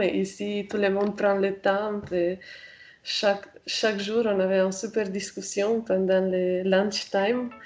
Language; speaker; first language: French; non-native, fluent; Romanian